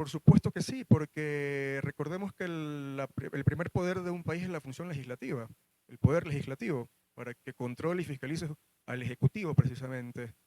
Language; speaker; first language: Spanish; native; Spanish